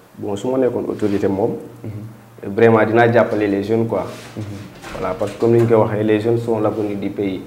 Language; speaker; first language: Wolof; non-native, local second language; Serer